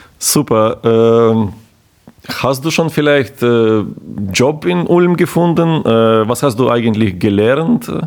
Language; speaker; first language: German; non-native, fluent; Ukrainian